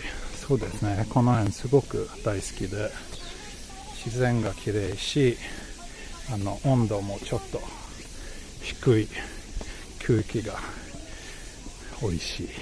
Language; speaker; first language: Japanese; non-native, learner; English